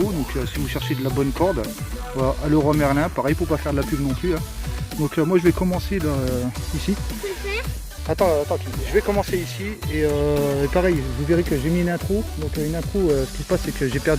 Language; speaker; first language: French; native; French